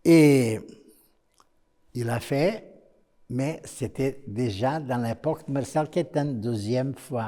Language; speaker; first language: French; non-native, fluent; Portuguese